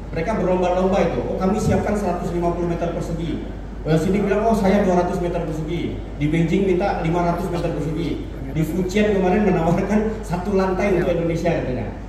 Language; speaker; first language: Indonesian; native; Indonesian